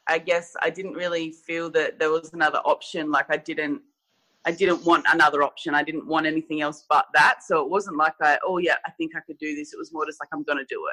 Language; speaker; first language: English; native; English